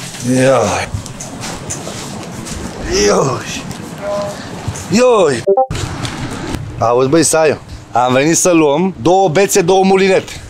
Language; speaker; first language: Romanian; native; Romanian